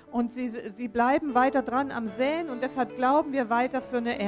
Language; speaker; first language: German; native; German